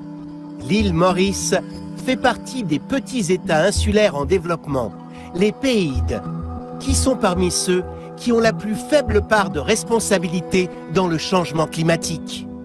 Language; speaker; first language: French; non-native, local second language; Morisyen